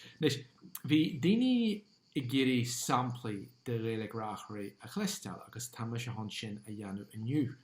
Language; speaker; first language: Irish; non-native, local second language; English